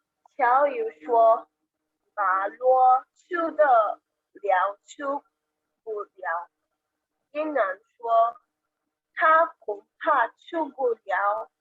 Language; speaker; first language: Chinese; non-native, learner; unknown